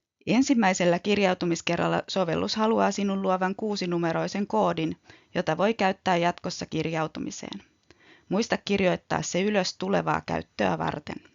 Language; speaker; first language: Finnish; native; Finnish